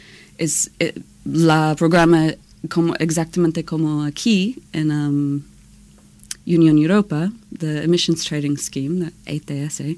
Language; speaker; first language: Spanish; non-native, learner; English